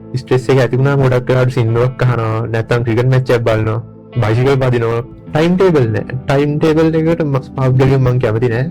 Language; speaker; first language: Sinhala; native; Sinhala